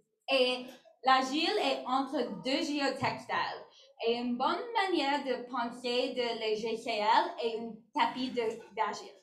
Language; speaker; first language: French; non-native, learner; English